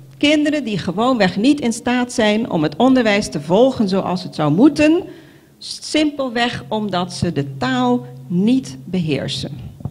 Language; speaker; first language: Dutch; non-native, local second language; Papiamento